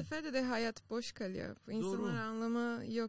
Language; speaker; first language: Turkish; non-native, fluent; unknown